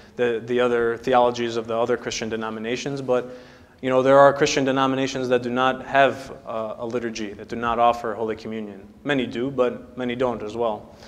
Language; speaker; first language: English; native; English